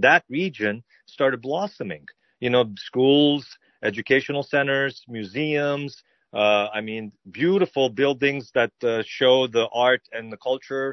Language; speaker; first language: English; native; English